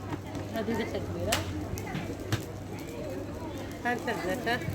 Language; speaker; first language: Arabic; native; Arabic